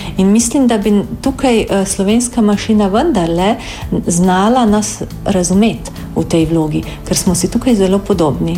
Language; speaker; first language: Slovenian; native; Slovenian